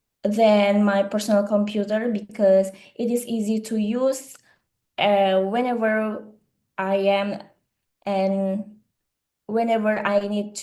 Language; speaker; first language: English; non-native, learner; Indonesian